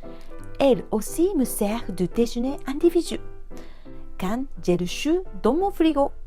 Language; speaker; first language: French; non-native, fluent; Japanese